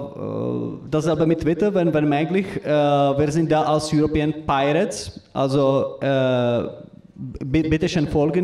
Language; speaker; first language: German; non-native, learner; Czech